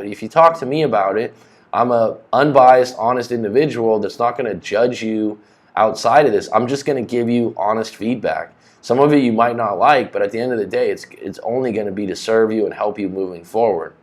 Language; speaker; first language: English; native; English